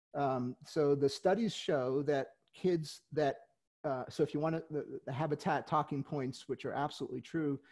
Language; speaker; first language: English; native; English